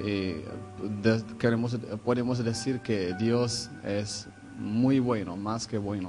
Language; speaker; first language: Spanish; non-native, fluent; Hebrew